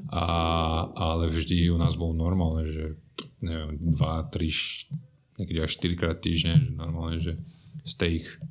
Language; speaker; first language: Slovak; non-native, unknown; Portuguese